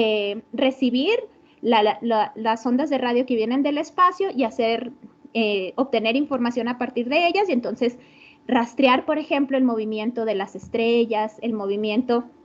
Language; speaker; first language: Spanish; native; Spanish